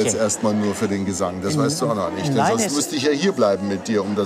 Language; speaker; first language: German; native; German